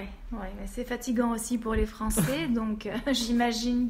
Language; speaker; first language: French; native; French